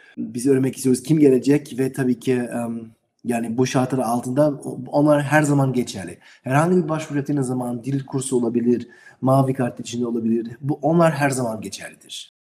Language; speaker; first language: Turkish; non-native, learner; German